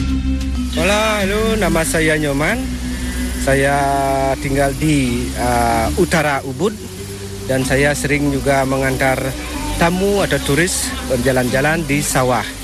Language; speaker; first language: Indonesian; non-native, local second language; Balinese